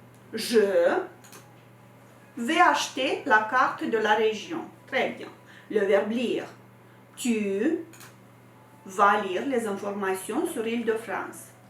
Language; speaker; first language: French; non-native, fluent; Romanian